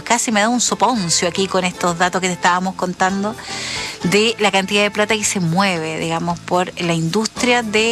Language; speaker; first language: Spanish; native; Spanish